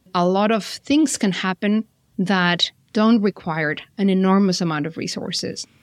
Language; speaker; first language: English; non-native, fluent; Spanish